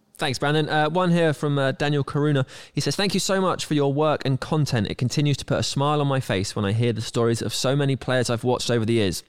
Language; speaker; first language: English; native; English